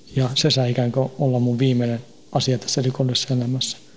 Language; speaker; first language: Finnish; early bilingual, heritage; Finnish